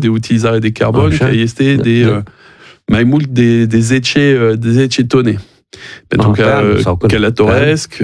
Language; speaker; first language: Romanian; non-native, learner; French